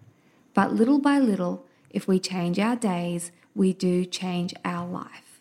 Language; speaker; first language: English; native; English